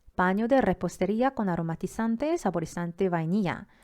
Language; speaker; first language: Spanish; non-native, fluent; Korean